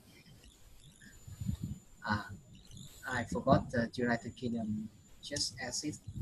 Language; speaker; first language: English; non-native, learner; Vietnamese